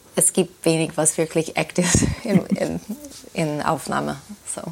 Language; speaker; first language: German; non-native, fluent; English